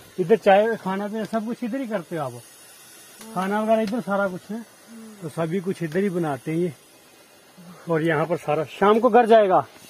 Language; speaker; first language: Hindi; native; Hindi